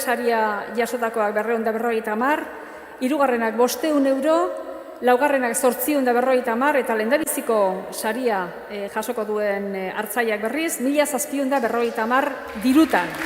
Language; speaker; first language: Basque; native; Basque